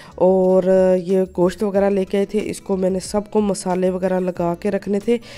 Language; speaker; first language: Urdu; non-native, local second language; Punjabi